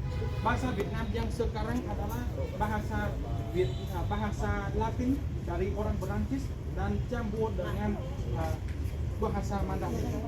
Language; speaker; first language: Indonesian; non-native, fluent; Vietnamese